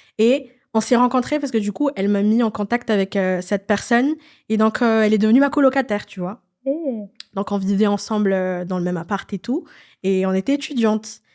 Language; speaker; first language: French; non-native, local second language; Malagasy